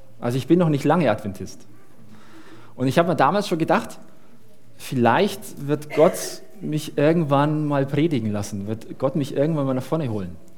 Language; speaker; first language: German; early bilingual, other home language; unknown